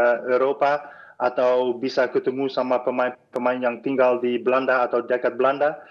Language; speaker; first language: Indonesian; non-native, fluent; Dutch